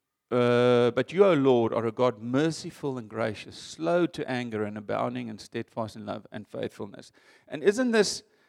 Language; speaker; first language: English; non-native, local second language; Afrikaans